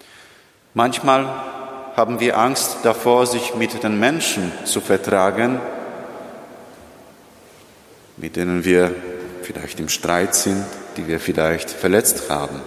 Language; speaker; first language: German; non-native, fluent; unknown